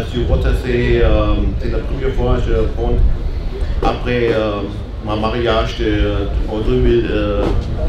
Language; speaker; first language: French; non-native, learner; German